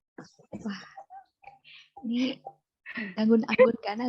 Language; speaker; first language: Indonesian; native; Indonesian